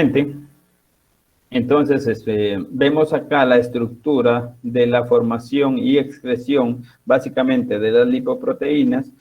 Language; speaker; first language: Spanish; native; Spanish